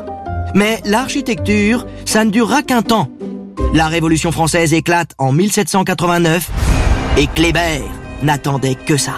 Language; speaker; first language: French; native; French